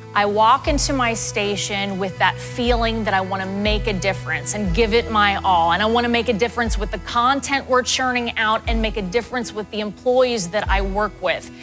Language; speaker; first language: English; native; English